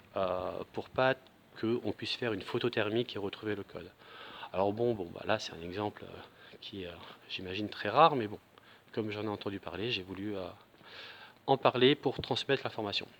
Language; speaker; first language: French; native; French